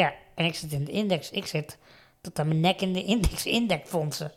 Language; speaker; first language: Dutch; native; Dutch